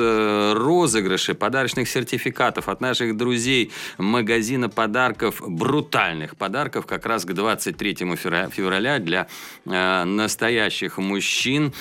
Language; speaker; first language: Russian; native; Russian